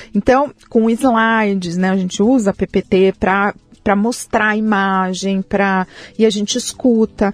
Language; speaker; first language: Portuguese; early bilingual, other home language; Spanish